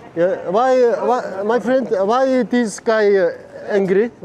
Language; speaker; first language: English; non-native, learner; Mongolian